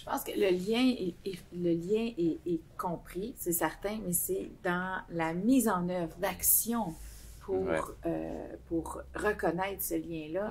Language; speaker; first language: French; native; French